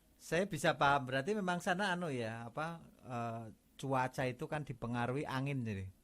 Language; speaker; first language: Indonesian; non-native, local second language; Javanese